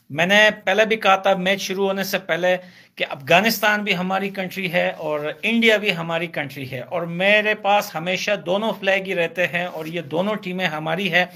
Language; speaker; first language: Urdu; non-native, fluent; Pashto